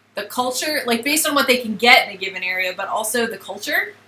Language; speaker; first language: English; native; English